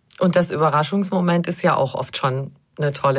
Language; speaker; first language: German; native; German